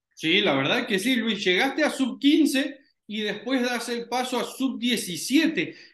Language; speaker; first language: Spanish; native; Spanish